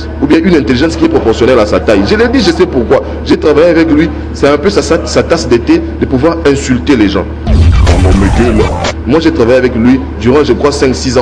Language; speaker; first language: French; non-native, local second language; Lingala